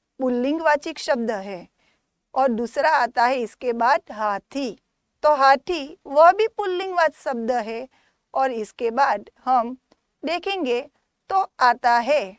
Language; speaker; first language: Hindi; non-native, local second language; Gujarati